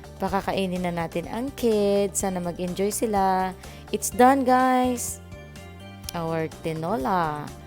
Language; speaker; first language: Filipino; non-native, local second language; Cebuano